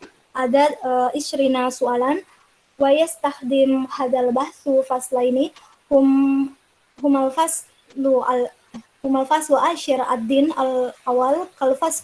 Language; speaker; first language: Arabic; non-native, learner; Indonesian